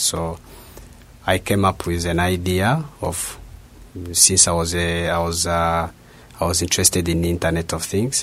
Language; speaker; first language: English; non-native, local second language; Kinyarwanda